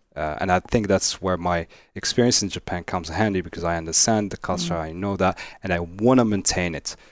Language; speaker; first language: English; non-native, fluent; Arabic